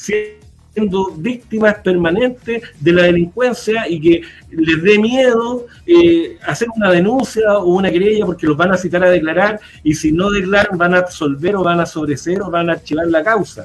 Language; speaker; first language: Spanish; native; Spanish